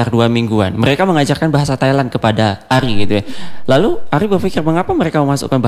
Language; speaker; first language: Indonesian; non-native, local second language; Achinese